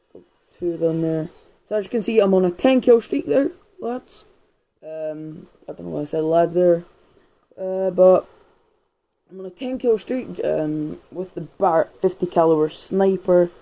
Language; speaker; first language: English; native; English